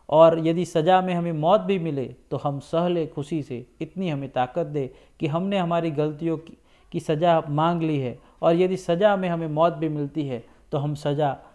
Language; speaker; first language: Hindi; non-native, local second language; Gujarati